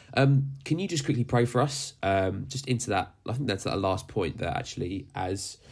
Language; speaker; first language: English; native; English